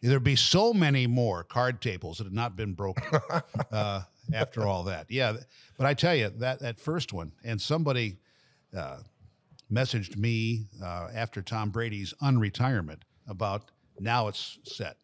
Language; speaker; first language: English; native; English